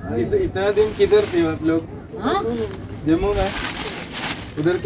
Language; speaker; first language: Hindi; non-native, local second language; Malayalam